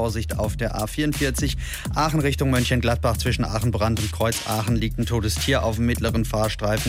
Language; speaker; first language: German; native; German